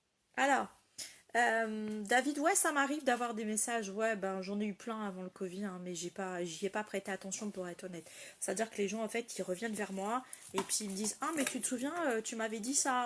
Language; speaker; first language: French; native; French